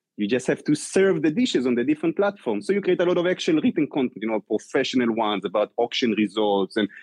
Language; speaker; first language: English; non-native, fluent; Hebrew